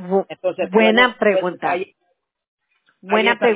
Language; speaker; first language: Spanish; early bilingual, heritage; Spanish